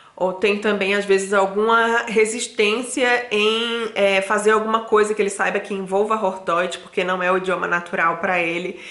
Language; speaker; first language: Portuguese; native; Portuguese